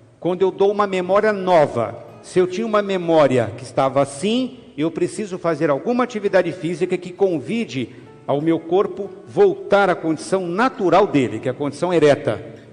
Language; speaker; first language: Portuguese; native; Portuguese